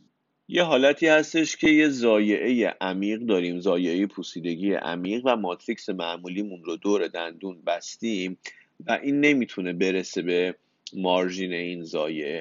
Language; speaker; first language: Persian; native; Persian